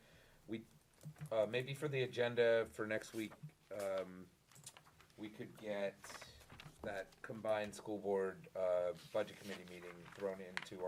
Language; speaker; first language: English; native; English